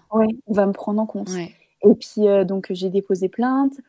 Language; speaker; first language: French; native; French